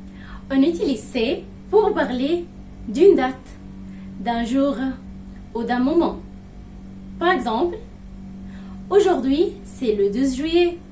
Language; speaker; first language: French; non-native, fluent; Arabic